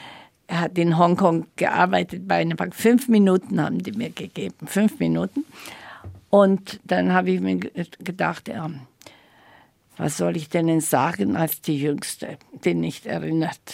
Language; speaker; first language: German; non-native, fluent; Slovak